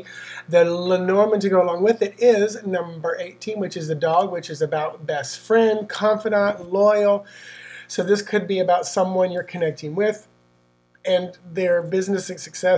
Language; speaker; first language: English; native; English